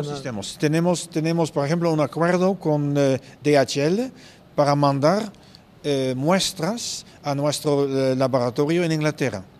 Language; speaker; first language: Spanish; non-native, fluent; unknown